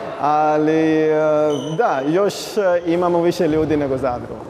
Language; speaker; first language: Croatian; non-native, learner; Punjabi